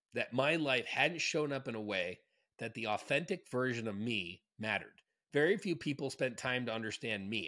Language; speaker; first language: English; native; English